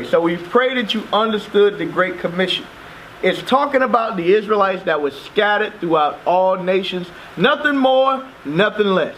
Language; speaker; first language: English; native; English